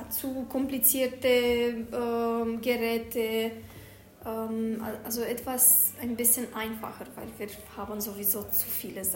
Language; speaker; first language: German; non-native, fluent; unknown